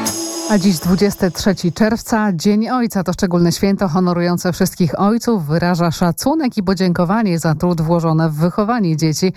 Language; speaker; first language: Polish; native; Polish